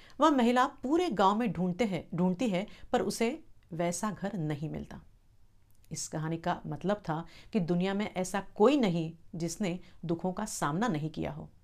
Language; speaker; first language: Hindi; non-native, local second language; Marathi